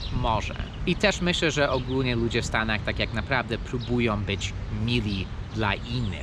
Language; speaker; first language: Polish; early bilingual, heritage; Polish